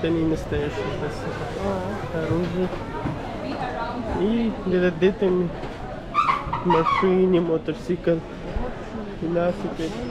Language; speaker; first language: Russian; non-native, local second language; Kyrgyz